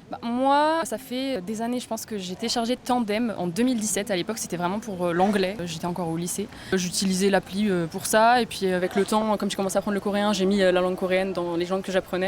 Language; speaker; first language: French; native; French